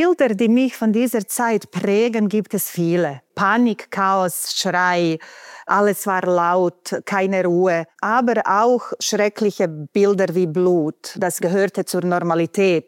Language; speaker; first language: German; non-native, fluent; Bosnian